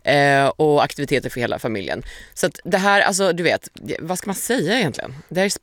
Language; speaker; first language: Swedish; native; Swedish